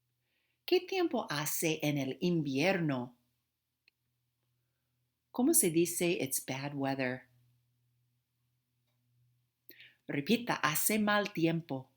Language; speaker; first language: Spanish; non-native, fluent; English